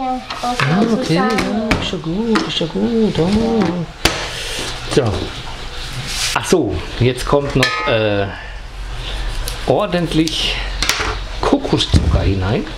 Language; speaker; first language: German; native; German